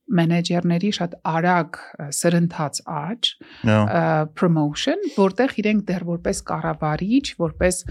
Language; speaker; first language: Armenian; native; Armenian